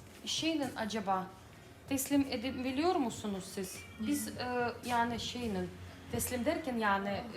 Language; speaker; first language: Turkish; non-native, learner; Russian